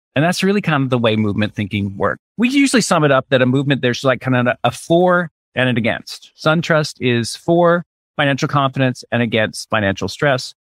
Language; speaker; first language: English; native; English